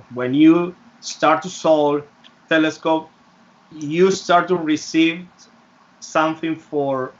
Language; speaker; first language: English; non-native, fluent; Spanish